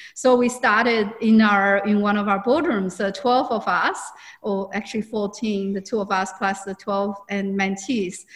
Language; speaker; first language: English; non-native, fluent; Chinese